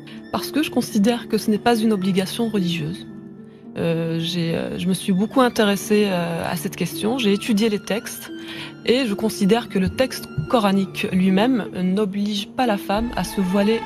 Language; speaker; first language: French; native; French